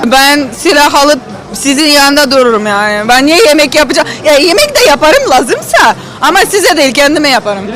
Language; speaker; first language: Turkish; non-native, fluent; Russian